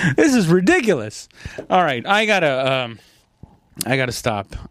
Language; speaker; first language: English; non-native, fluent; Spanish